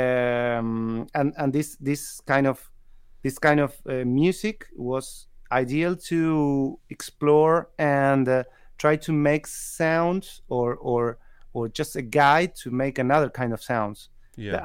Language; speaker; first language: English; non-native, fluent; Spanish